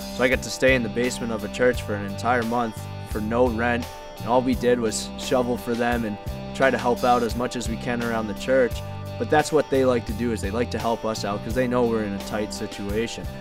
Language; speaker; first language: English; native; English